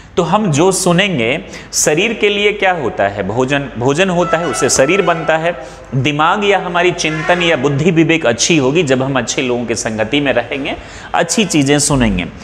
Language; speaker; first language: Hindi; non-native, local second language; Maithili